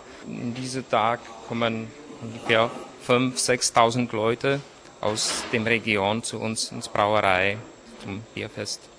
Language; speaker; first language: German; non-native, fluent; Czech